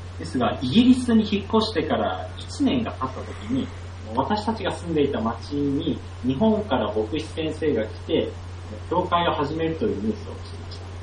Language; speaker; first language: Japanese; native; Japanese